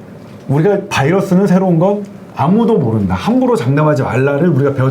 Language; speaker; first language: Korean; native; Korean